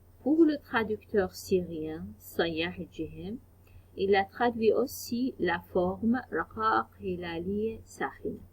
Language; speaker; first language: French; non-native, fluent; Arabic